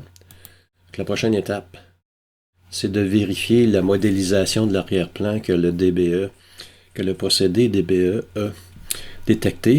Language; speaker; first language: French; native; French